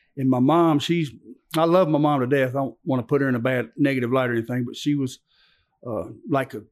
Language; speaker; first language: English; native; English